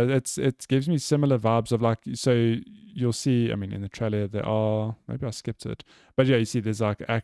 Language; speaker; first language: English; native; English